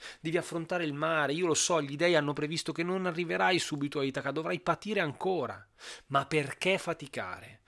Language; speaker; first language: Italian; native; Italian